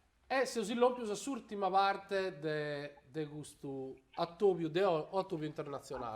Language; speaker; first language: Italian; native; Italian